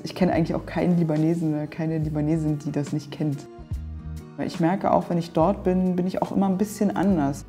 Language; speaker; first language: German; native; German